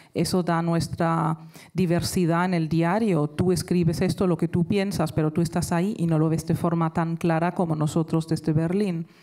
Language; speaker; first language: Spanish; non-native, fluent; German